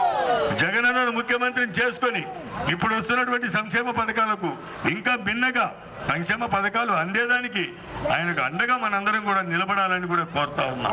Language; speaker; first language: Telugu; native; Telugu